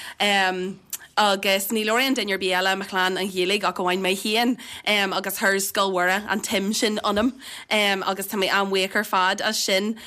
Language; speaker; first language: Irish; non-native, local second language; English